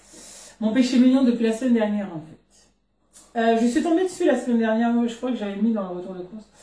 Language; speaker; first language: French; native; French